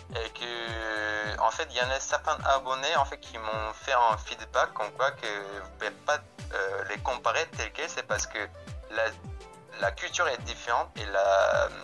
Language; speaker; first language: French; non-native, fluent; Korean